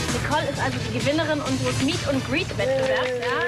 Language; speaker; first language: German; native; German